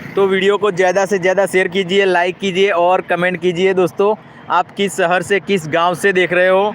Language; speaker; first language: Hindi; non-native, local second language; Gujarati